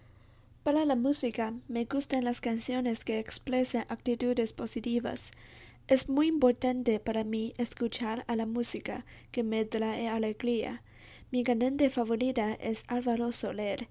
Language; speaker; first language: Spanish; non-native, learner; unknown